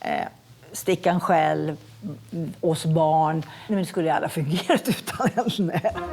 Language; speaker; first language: Swedish; native; Swedish